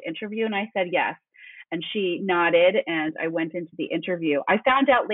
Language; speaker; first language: English; native; English